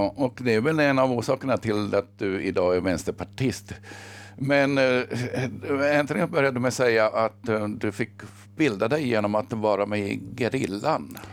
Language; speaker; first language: Swedish; native; Swedish